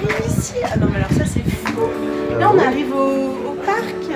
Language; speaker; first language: French; native; French